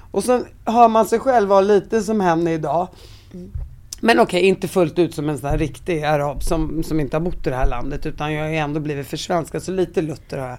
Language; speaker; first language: Swedish; early bilingual, other home language; Arabic